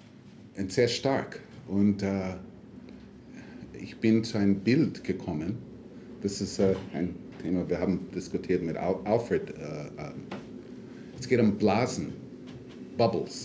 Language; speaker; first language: German; non-native, fluent; English